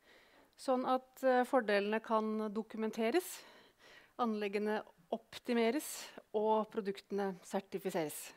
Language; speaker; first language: Norwegian; native; Norwegian